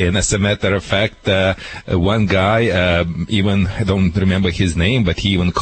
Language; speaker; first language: English; non-native, fluent; Romanian